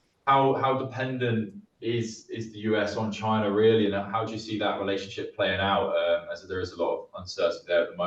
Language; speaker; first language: English; native; English